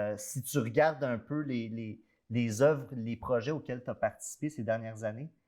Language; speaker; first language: French; native; French